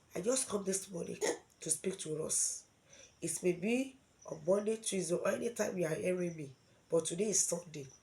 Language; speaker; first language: English; non-native, local second language; Yoruba